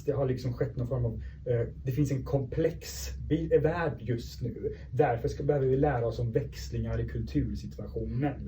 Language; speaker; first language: Swedish; early bilingual, other home language; Persian